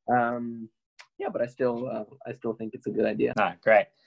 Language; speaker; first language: English; non-native, fluent; Ukrainian